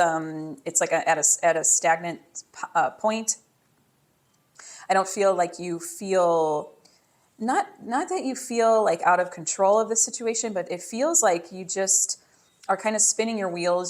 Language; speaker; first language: English; native; English